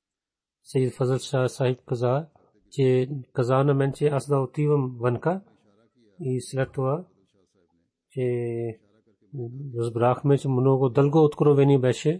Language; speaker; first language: Bulgarian; non-native, fluent; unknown